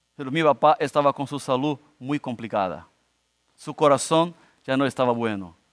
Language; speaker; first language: Spanish; non-native, fluent; Portuguese